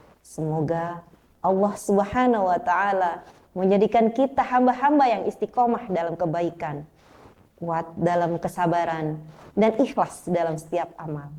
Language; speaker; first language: Indonesian; native; Indonesian